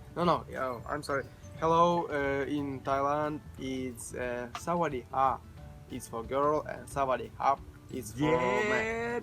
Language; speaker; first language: English; non-native, learner; Ukrainian